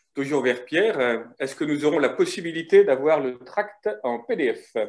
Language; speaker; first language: French; native; French